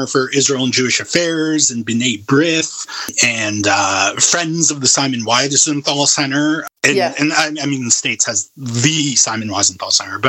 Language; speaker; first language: English; native; English